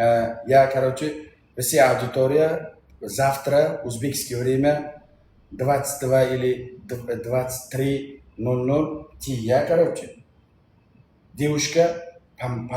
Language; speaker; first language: Russian; non-native, learner; Uzbek